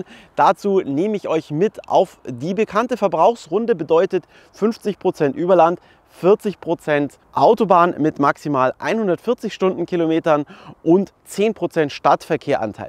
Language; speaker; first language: German; native; German